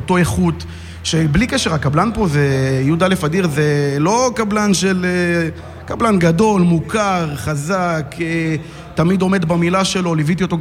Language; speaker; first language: Hebrew; native; Hebrew